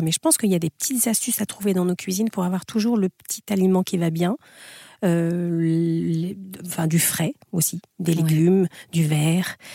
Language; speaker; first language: French; native; French